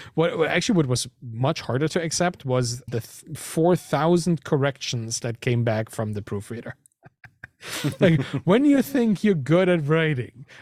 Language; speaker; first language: English; non-native, fluent; German